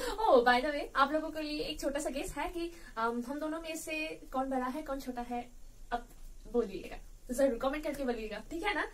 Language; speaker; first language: Hindi; non-native, local second language; Bangla